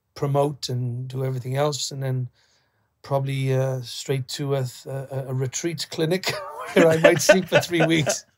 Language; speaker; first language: English; native; English